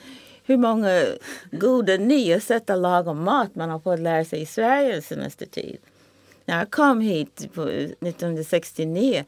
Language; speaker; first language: Swedish; non-native, fluent; English